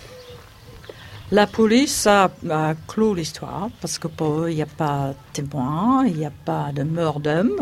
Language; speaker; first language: French; non-native, fluent; English